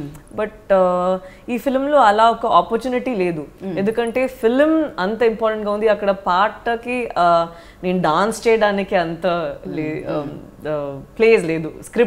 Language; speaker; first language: Telugu; non-native, learner; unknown